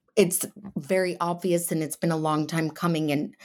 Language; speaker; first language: English; native; English